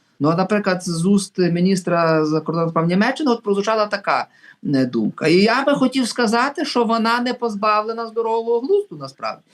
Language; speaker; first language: Ukrainian; native; Ukrainian